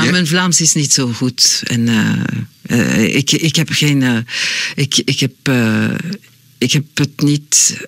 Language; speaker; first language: Dutch; non-native, learner; French